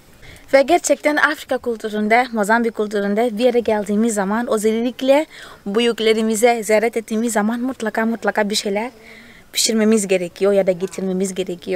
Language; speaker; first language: Turkish; non-native, fluent; Portuguese